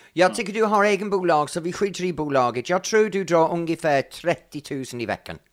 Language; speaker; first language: Swedish; non-native, fluent; English